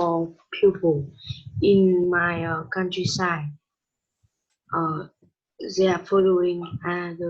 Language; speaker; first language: English; non-native, learner; Vietnamese